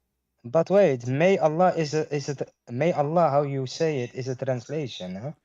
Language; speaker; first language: English; non-native, fluent; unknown